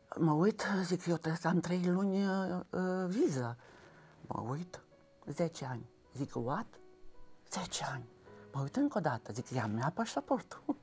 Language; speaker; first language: Romanian; non-native, local second language; Hungarian